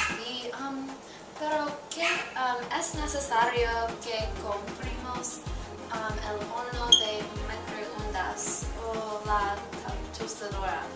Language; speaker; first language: Spanish; non-native, learner; English